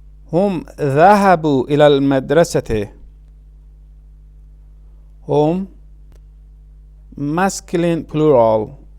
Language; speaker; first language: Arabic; non-native, learner; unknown